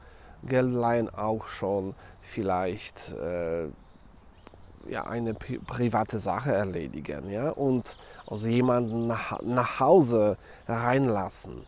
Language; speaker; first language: German; non-native, fluent; Polish